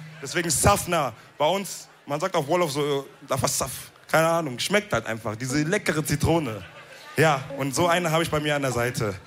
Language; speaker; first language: German; early bilingual, other home language; Wolof